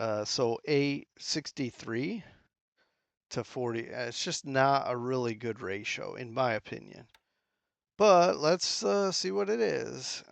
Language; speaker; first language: English; native; English